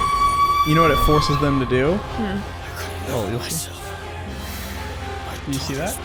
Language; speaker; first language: English; native; English